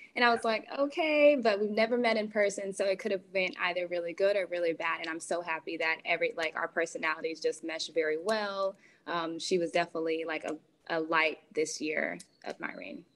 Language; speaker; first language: English; native; English